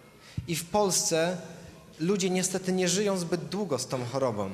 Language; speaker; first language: Polish; native; Polish